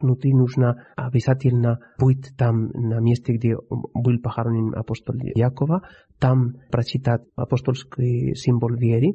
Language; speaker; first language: Russian; non-native, fluent; Spanish